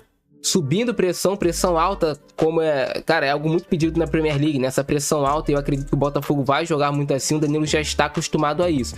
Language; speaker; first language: Portuguese; native; Portuguese